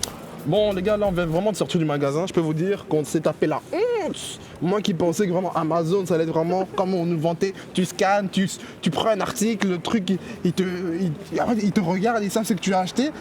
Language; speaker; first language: French; native; French